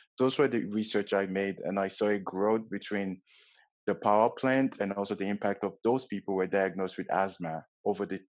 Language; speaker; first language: English; non-native, local second language; Yoruba